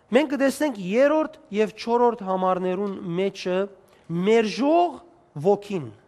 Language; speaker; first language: Armenian; native; Armenian